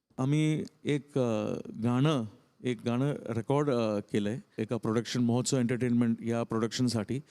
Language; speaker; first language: Marathi; non-native, local second language; Tamil